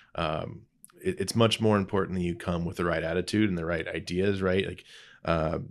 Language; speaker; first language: English; native; English